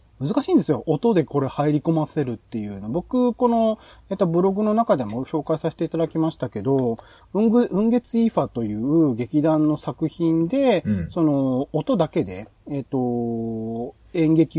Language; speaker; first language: Japanese; native; Japanese